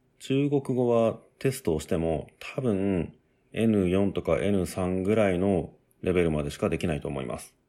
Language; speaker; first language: Japanese; native; Japanese